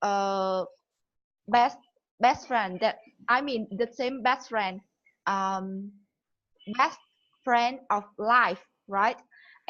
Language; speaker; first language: English; non-native, learner; Vietnamese